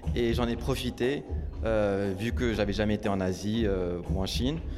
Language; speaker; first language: French; non-native, local second language; Arabic